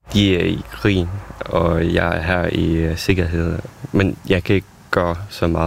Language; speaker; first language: Danish; non-native, fluent; Ukrainian